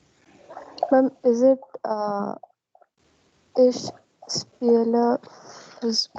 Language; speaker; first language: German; non-native, learner; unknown